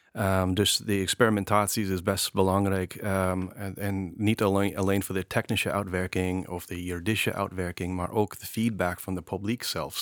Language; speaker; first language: Dutch; non-native, fluent; English